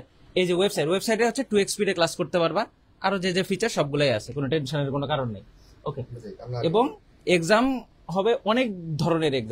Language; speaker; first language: Bangla; native; Bangla